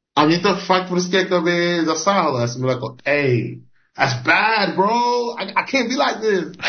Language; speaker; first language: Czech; early bilingual, heritage; Czech